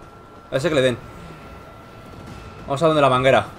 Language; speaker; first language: Spanish; native; Spanish